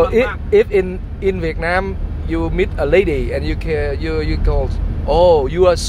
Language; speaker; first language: English; non-native, learner; Vietnamese